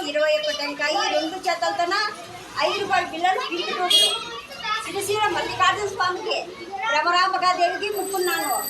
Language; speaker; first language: Telugu; native; Telugu